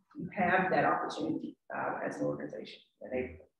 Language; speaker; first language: English; native; English